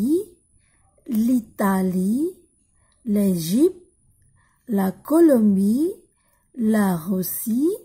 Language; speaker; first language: French; non-native, learner; Indonesian